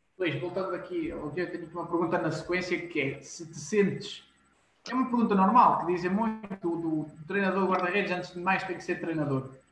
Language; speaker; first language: Portuguese; native; Portuguese